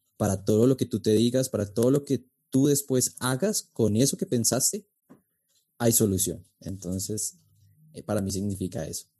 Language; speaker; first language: Spanish; native; Spanish